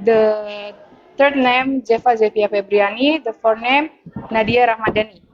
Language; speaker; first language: English; non-native, learner; Indonesian